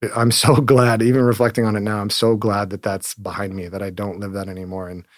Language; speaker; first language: English; native; English